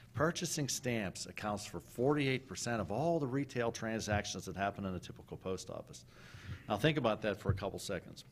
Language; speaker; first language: English; native; English